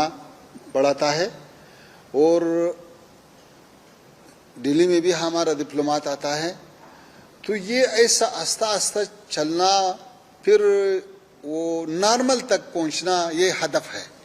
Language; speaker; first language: Hindi; non-native, learner; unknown